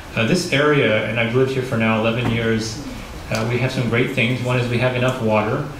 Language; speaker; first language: English; native; English